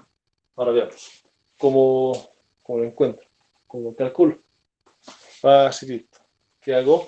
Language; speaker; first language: Spanish; native; Spanish